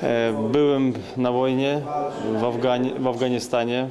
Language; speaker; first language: Polish; non-native, learner; Ukrainian